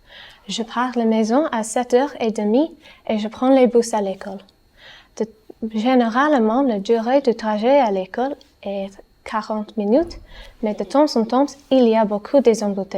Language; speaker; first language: French; non-native, learner; English